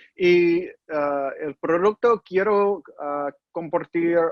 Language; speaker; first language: Spanish; non-native, learner; English